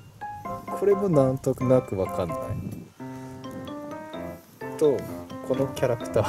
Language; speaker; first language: Japanese; native; Japanese